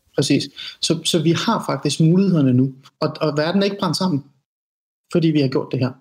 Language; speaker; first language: Danish; early bilingual, other home language; Persian